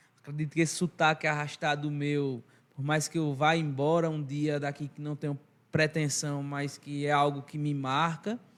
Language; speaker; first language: Portuguese; native; Portuguese